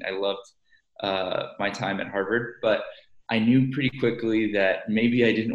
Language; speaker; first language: English; native; English